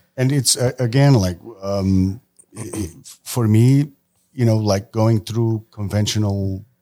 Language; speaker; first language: English; non-native, fluent; Portuguese